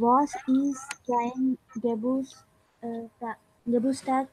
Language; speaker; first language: German; non-native, learner; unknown